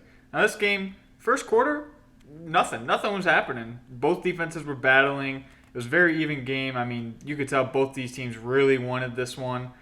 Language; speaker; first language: English; native; English